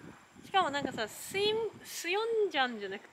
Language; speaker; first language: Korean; non-native, learner; Japanese